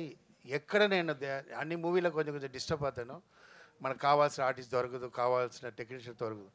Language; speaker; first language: Telugu; non-native, local second language; Tamil